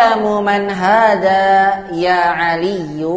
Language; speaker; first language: Arabic; non-native, fluent; Indonesian